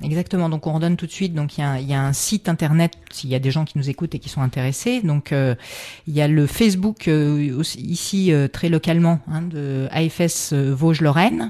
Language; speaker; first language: French; native; French